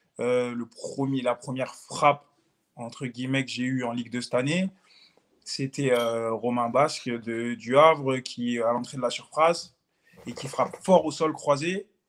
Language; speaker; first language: French; native; French